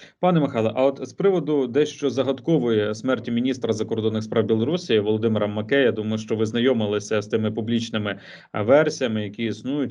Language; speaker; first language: Ukrainian; native; Ukrainian